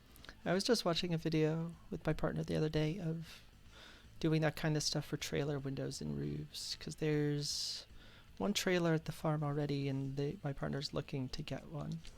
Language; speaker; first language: English; native; English